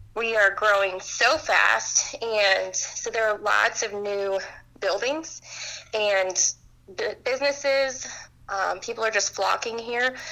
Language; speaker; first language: English; native; English